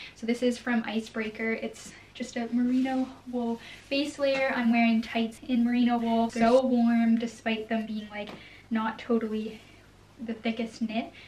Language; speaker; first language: English; native; English